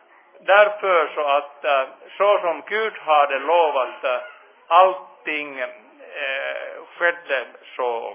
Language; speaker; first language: Swedish; non-native, fluent; Finnish